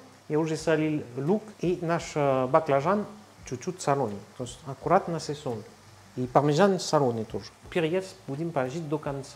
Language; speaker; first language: Russian; non-native, learner; French